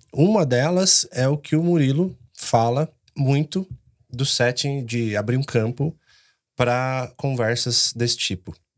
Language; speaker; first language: Portuguese; native; Portuguese